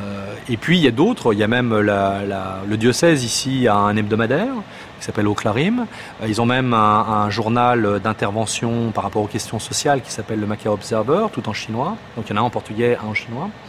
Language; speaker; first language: French; native; French